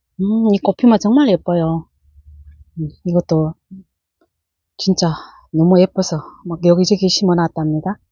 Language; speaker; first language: Korean; native; Korean